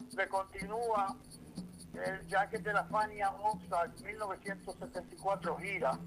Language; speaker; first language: Spanish; early bilingual, heritage; Spanish